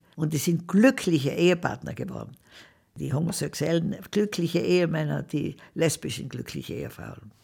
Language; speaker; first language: German; native; German